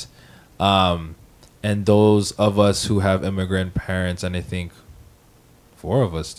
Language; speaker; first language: English; native; English